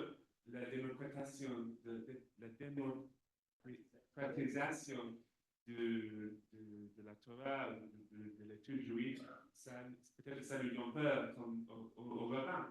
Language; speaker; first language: French; non-native, fluent; English